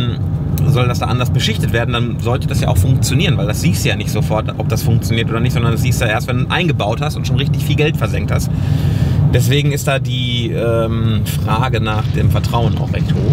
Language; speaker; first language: German; native; German